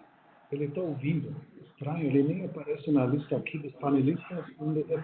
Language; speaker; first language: Portuguese; non-native, fluent; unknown